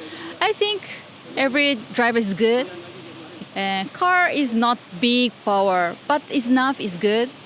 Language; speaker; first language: English; non-native, learner; Japanese